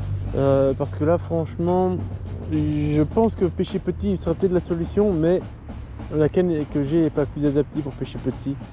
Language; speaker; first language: French; native; French